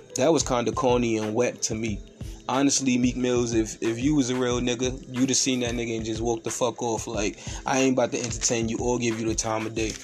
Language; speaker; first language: English; native; English